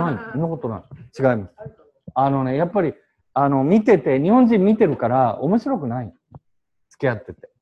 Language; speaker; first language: Japanese; native; Japanese